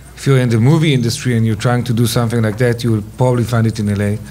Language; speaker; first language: English; non-native, fluent; Hebrew